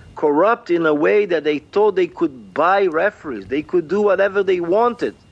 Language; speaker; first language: English; non-native, fluent; Portuguese